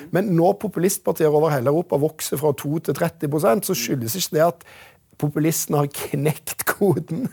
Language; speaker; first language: Norwegian; native; Norwegian